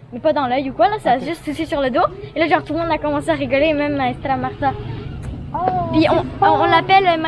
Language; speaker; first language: French; native; French